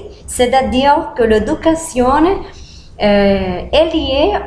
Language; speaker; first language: French; non-native, learner; Spanish